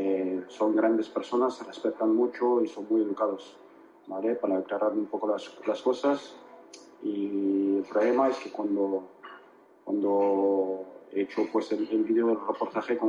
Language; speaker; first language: Spanish; non-native, fluent; French